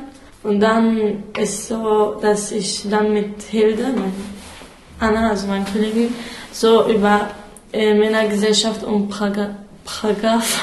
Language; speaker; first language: German; non-native, fluent; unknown